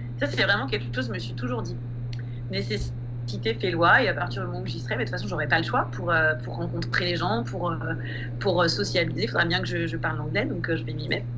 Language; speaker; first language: French; native; French